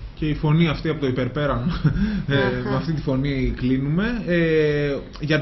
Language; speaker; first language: Greek; native; Greek